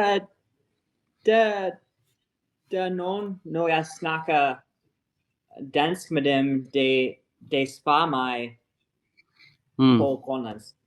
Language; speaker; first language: Danish; non-native, learner; English